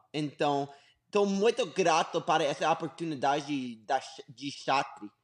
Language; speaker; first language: Portuguese; non-native, learner; English